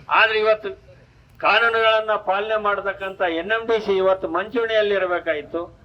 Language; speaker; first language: Kannada; native; Kannada